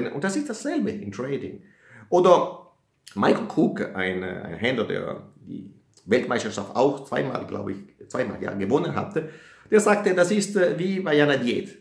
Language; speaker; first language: German; non-native, fluent; Italian